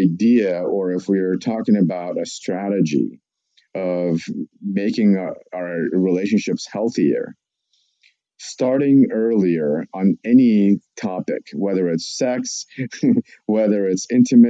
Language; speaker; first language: English; non-native, fluent; Russian